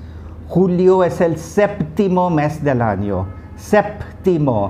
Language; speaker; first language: Spanish; non-native, fluent; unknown